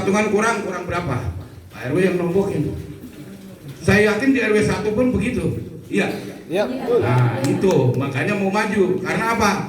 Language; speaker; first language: Indonesian; native; Indonesian